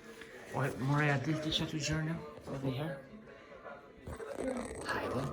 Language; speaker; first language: Albanian; native; Albanian